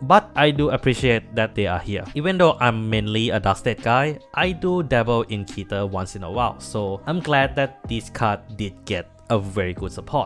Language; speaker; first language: English; non-native, fluent; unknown